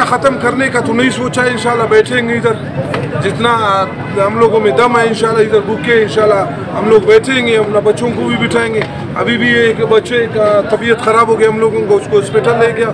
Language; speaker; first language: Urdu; non-native, local second language; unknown